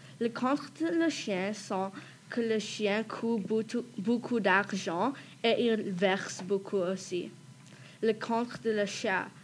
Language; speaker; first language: French; non-native, learner; English